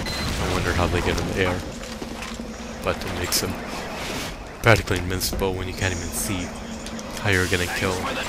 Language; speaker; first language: English; native; English